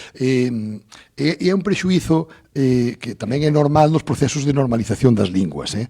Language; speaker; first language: Galician; native; Galician